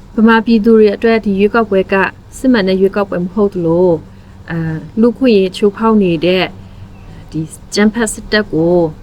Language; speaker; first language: Burmese; non-native, local second language; S'gaw Karen